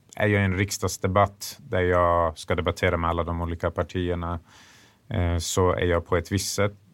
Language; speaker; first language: Swedish; early bilingual, other home language; Persian